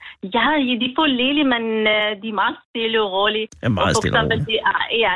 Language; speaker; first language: Norwegian; non-native, learner; Kurdish